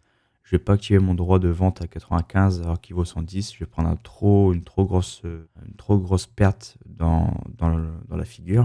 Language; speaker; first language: French; native; French